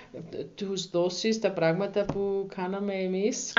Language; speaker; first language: Greek; non-native, learner; German